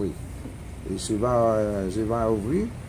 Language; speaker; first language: French; non-native, learner; Italian